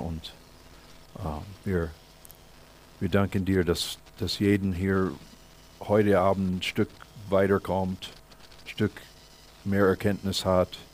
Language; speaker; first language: German; non-native, fluent; English